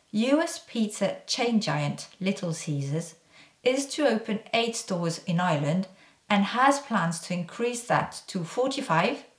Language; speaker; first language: English; non-native, fluent; French